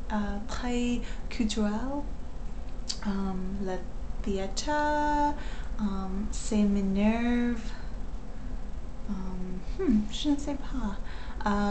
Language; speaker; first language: French; non-native, learner; English